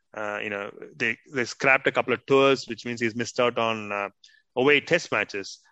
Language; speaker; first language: English; non-native, local second language; Tamil